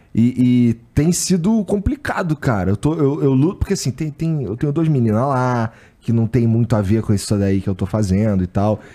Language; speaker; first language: Portuguese; native; Portuguese